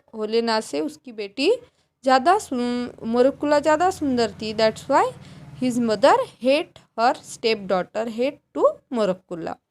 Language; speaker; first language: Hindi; non-native, local second language; Marathi